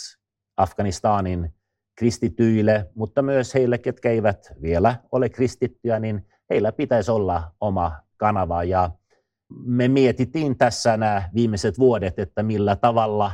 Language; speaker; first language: Finnish; non-native, fluent; Swedish